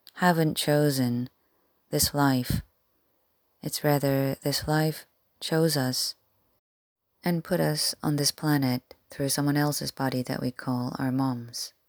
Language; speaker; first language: English; non-native, fluent; Korean